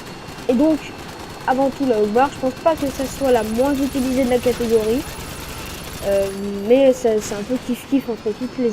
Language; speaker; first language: French; native; French